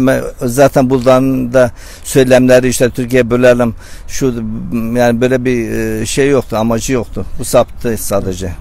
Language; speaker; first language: Turkish; non-native, local second language; Kurdish